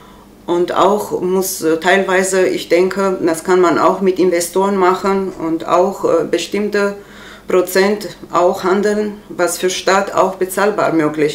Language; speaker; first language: German; non-native, learner; Armenian